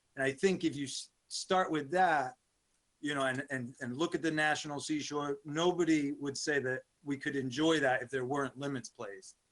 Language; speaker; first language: English; native; English